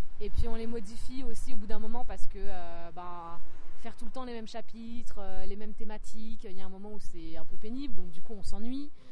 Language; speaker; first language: French; native; French